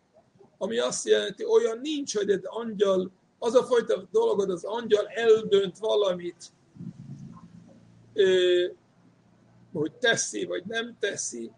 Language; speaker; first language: Hungarian; non-native, fluent; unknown